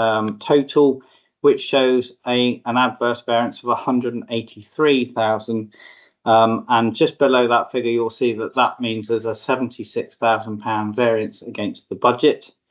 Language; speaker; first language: English; native; English